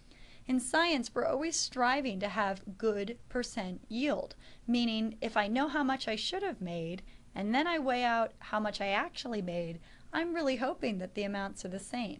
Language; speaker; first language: English; native; English